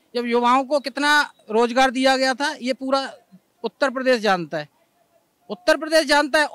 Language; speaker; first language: Hindi; native; Hindi